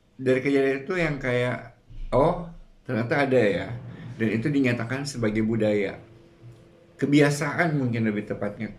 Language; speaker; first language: Indonesian; native; Indonesian